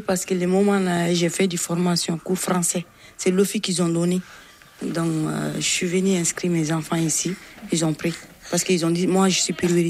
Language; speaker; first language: French; non-native, learner; Bambara